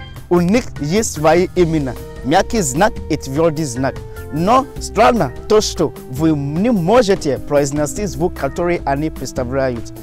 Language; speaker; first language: Russian; non-native, learner; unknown